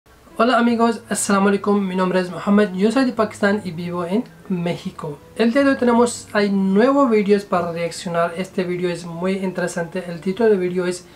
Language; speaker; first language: Spanish; non-native, fluent; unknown